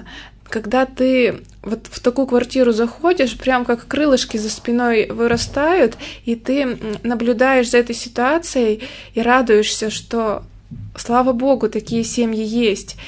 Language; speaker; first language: Russian; native; Russian